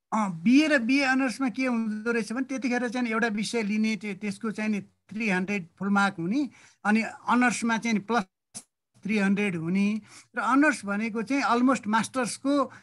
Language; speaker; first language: Nepali; native; Nepali